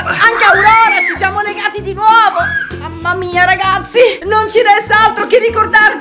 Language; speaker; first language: Italian; native; Italian